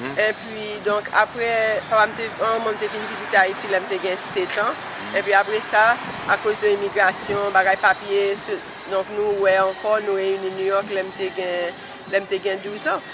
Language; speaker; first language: Haitian Creole; native; Haitian Creole